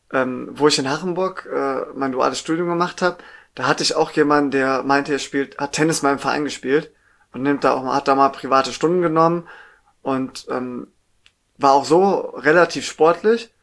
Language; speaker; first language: German; native; German